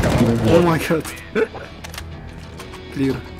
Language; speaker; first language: English; non-native, learner; Russian